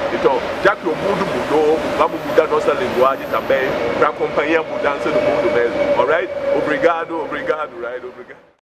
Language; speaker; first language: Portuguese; non-native, learner; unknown